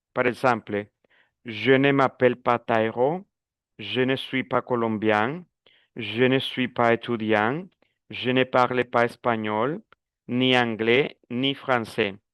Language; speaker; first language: French; non-native, fluent; Spanish